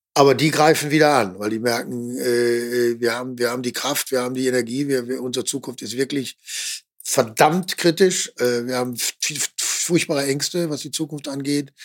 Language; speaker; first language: German; native; German